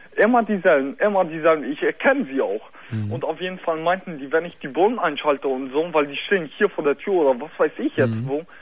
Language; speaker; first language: German; early bilingual, other home language; Polish